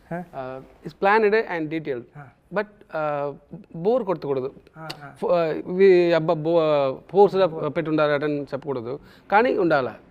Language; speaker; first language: Telugu; non-native, local second language; Tamil